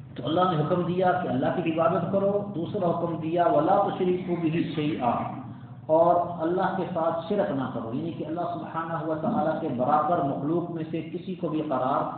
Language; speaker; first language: Urdu; native; Urdu